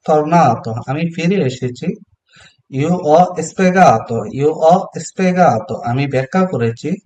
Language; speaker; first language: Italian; non-native, fluent; Bangla